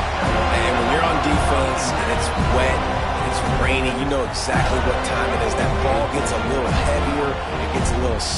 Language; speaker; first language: English; native; English